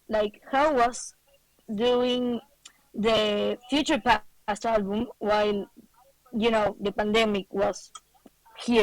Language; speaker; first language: English; non-native, fluent; Spanish